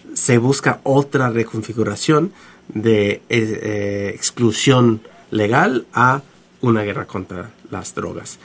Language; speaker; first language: Spanish; non-native, fluent; English